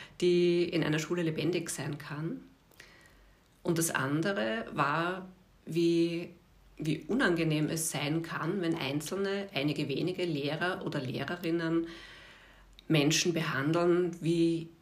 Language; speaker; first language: German; native; German